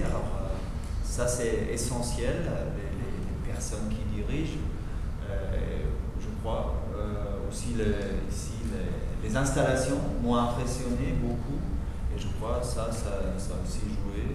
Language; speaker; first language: French; non-native, fluent; German